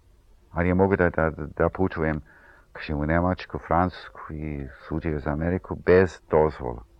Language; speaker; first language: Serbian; early bilingual, heritage; Serbian